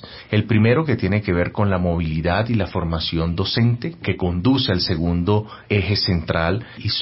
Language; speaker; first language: Spanish; native; Spanish